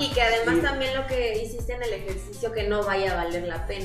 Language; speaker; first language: Spanish; native; Spanish